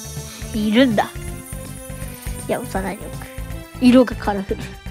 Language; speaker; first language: Japanese; native; Japanese